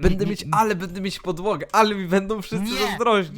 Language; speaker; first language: Polish; native; Polish